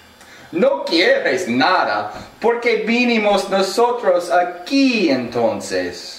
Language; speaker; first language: Spanish; non-native, learner; English